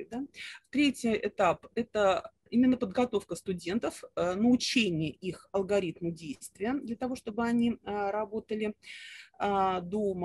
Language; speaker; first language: Russian; native; Russian